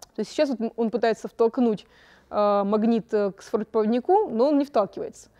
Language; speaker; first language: Russian; native; Russian